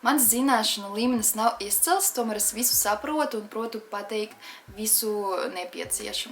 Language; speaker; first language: Latvian; non-native, local second language; Russian